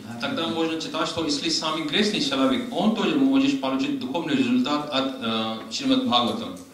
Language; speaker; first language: Russian; non-native, learner; Hindi